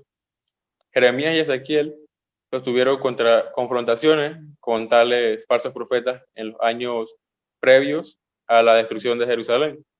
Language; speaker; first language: Spanish; native; Spanish